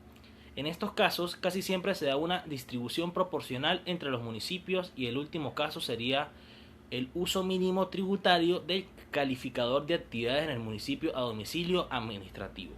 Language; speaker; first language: Spanish; native; Spanish